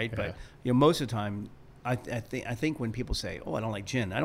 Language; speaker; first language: English; native; English